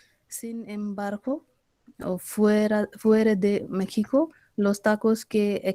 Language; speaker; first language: Spanish; non-native, learner; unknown